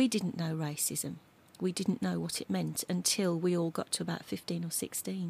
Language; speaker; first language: English; native; English